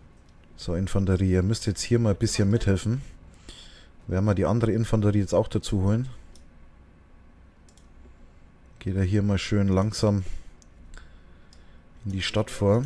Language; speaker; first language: German; native; German